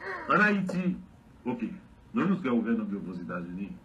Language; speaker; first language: French; native; French